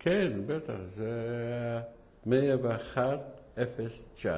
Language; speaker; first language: Hebrew; non-native, fluent; Yiddish